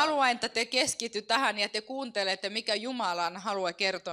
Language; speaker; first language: Finnish; non-native, fluent; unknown